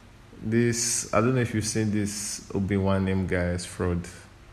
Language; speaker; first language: English; non-native, local second language; Yoruba